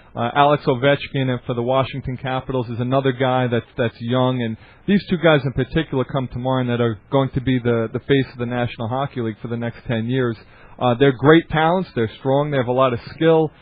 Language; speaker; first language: English; native; English